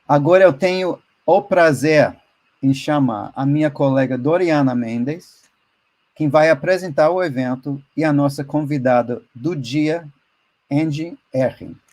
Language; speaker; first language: Portuguese; non-native, fluent; English